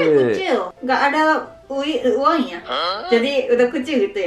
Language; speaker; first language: Indonesian; non-native, learner; Japanese